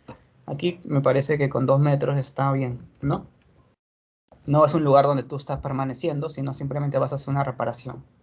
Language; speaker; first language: Spanish; native; Spanish